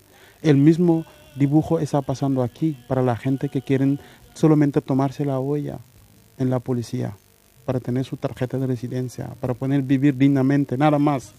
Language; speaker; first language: Spanish; non-native, fluent; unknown